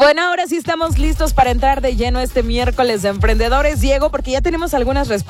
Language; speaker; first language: Spanish; native; Spanish